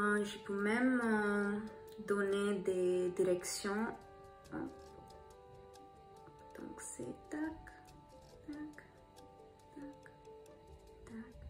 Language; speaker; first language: French; non-native, learner; Hindi